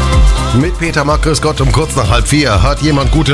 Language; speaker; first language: German; native; German